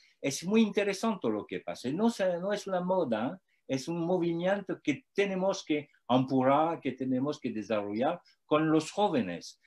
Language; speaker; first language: Spanish; non-native, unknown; French